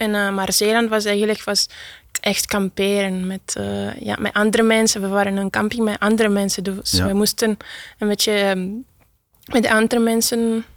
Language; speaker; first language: Dutch; non-native, learner; Italian